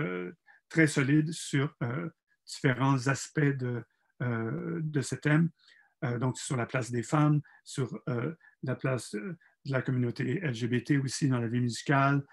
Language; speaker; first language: French; native; French